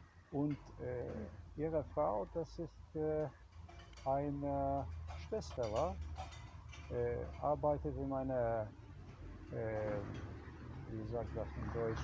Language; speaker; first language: German; non-native, learner; Croatian